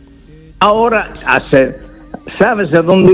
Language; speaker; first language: Spanish; non-native, fluent; Italian